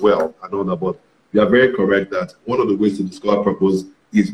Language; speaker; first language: English; non-native, local second language; Yoruba